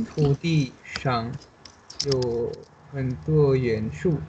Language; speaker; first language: Chinese; non-native, learner; Indonesian